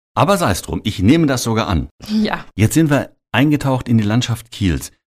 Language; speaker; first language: German; native; German